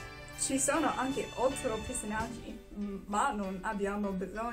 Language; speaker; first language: Italian; non-native, learner; English